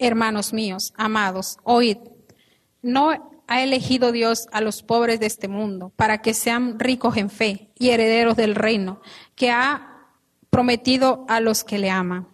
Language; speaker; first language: Spanish; native; Spanish